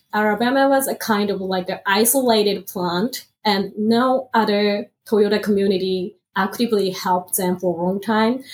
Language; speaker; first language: English; non-native, fluent; Japanese